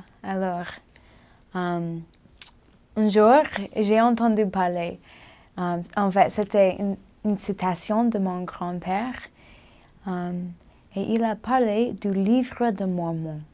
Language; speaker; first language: French; non-native, learner; English